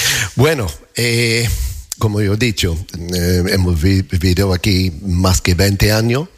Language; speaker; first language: Spanish; non-native, learner; English